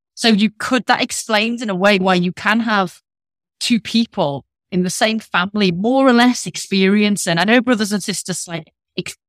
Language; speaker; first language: English; native; English